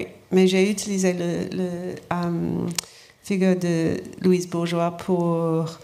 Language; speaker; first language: French; non-native, learner; English